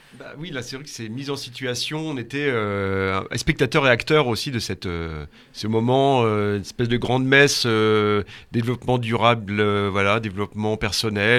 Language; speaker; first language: French; native; French